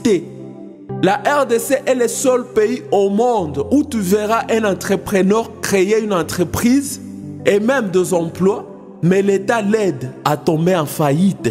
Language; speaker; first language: French; non-native, local second language; Swahili